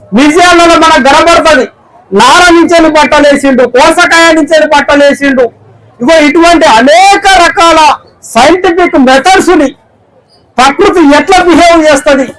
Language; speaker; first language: Telugu; non-native, local second language; Koya